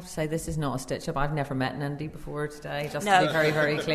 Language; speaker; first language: English; native; English